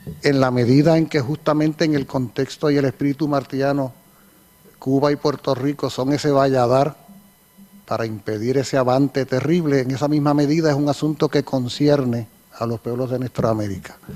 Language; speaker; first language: Spanish; native; Spanish